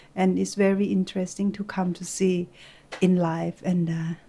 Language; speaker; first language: English; non-native, learner; Thai